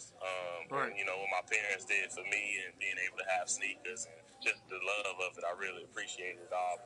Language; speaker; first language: English; native; English